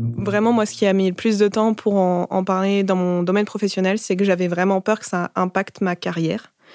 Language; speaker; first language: French; native; French